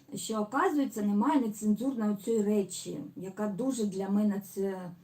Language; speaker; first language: Ukrainian; non-native, local second language; Russian